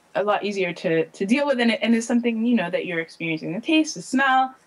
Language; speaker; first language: English; native; English